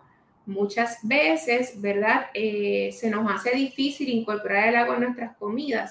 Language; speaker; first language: Spanish; native; Spanish